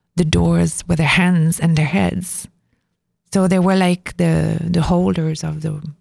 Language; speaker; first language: English; non-native, fluent; French